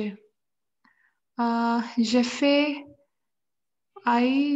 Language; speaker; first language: French; non-native, learner; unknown